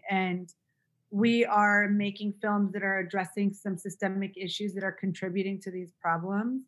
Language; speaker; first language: English; native; English